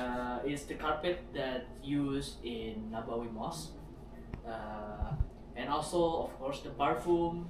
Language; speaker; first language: English; non-native, learner; Indonesian